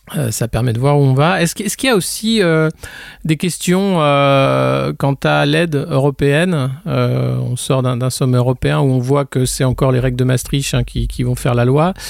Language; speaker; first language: French; native; French